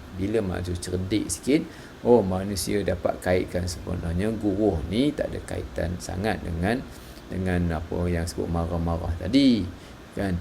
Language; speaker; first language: Malay; native; Malay